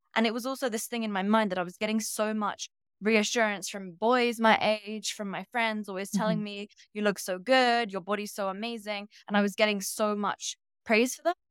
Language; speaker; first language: English; native; English